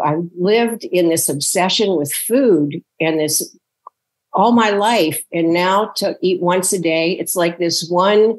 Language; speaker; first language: English; native; English